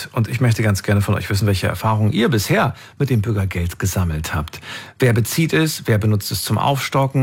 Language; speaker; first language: German; native; German